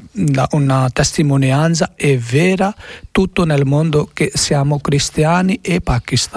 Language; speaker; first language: Italian; non-native, learner; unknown